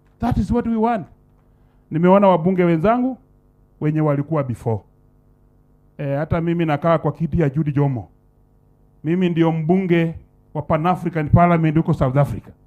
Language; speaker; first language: Swahili; non-native, local second language; Luyia